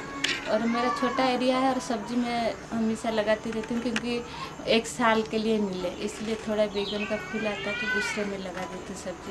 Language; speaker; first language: Hindi; non-native, local second language; Odia